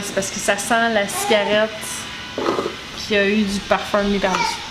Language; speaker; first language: French; native; French